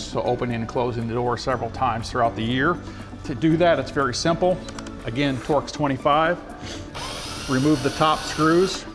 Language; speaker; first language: English; native; English